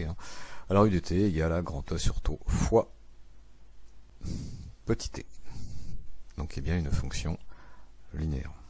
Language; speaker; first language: French; native; French